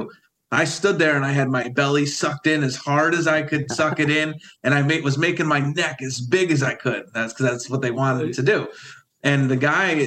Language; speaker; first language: English; native; English